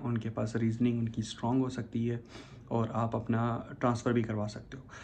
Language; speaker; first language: Urdu; native; Urdu